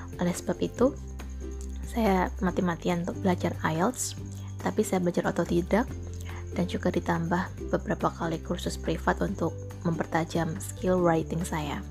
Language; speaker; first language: Indonesian; native; Indonesian